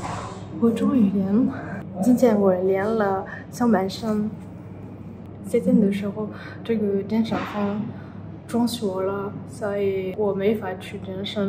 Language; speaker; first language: Chinese; early bilingual, heritage; French